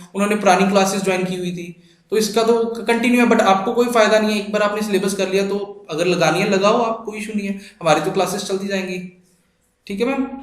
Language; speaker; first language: Hindi; non-native, local second language; Punjabi